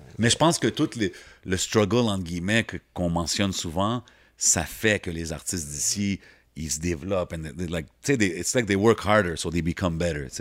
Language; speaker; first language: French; early bilingual, other home language; Arabic